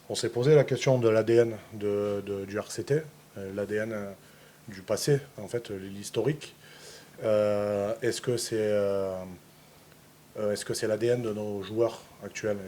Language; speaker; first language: French; native; French